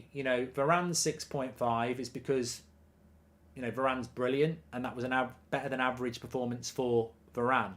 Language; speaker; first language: English; native; English